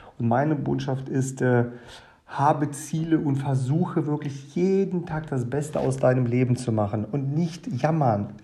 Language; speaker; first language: German; early bilingual, other home language; Russian